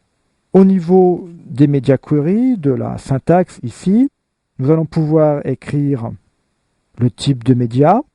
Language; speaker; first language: French; native; French